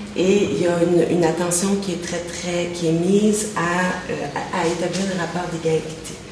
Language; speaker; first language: French; native; French